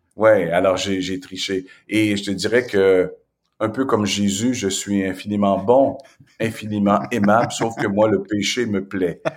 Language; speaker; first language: French; native; French